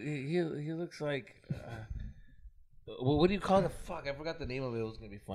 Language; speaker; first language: English; early bilingual, other home language; Spanish